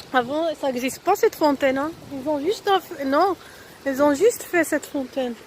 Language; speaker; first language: French; non-native, local second language; Arabic